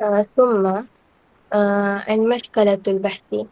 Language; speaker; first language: Arabic; non-native, learner; Malay